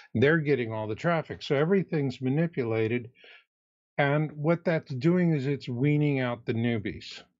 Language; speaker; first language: English; native; English